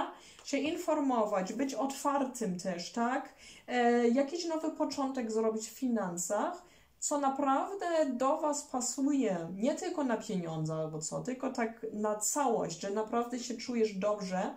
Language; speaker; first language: Polish; early bilingual, heritage; German